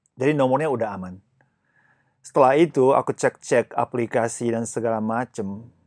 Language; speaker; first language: Indonesian; non-native, fluent; Japanese